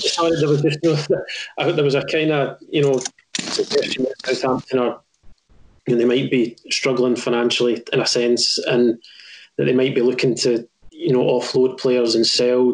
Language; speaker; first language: English; native; English